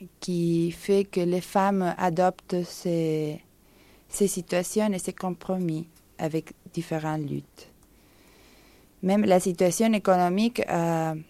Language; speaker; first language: French; non-native, fluent; Spanish